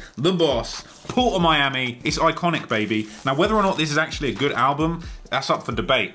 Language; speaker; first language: English; native; English